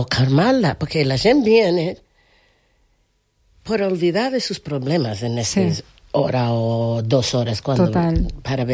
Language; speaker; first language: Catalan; non-native, learner; English